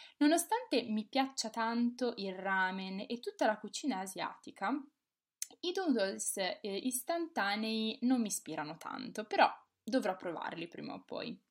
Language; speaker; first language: Italian; native; Italian